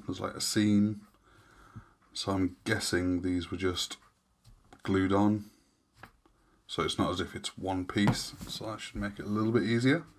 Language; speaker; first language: English; native; English